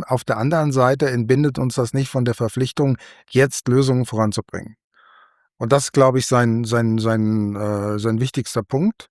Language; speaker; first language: German; native; German